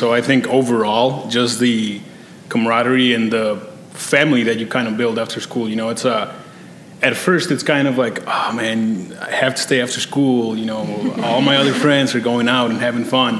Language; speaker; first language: English; early bilingual, other home language; Spanish